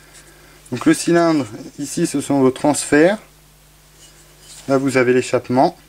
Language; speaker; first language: French; native; French